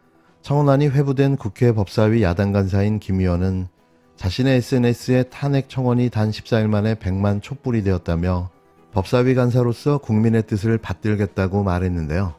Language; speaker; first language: Korean; native; Korean